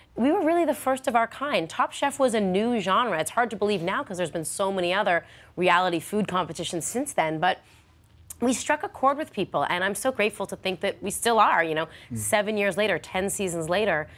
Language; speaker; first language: English; native; English